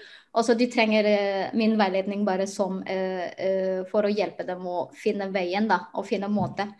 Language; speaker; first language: Norwegian; non-native, fluent; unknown